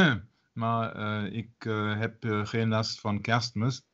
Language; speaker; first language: Dutch; non-native, learner; German